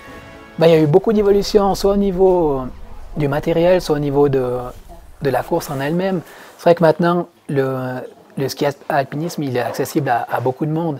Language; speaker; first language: French; native; French